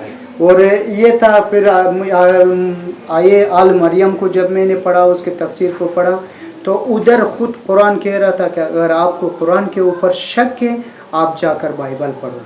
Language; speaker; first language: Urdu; non-native, learner; Persian